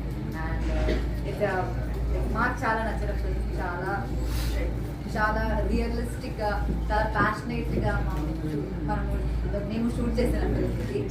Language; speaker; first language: Telugu; non-native, fluent; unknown